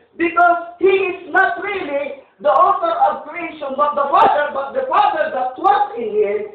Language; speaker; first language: English; non-native, local second language; Filipino